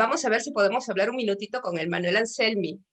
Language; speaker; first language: Spanish; native; Spanish